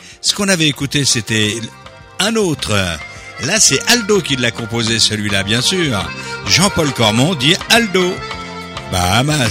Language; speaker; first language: French; native; French